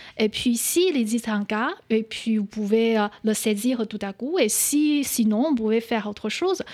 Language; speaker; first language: French; non-native, fluent; Chinese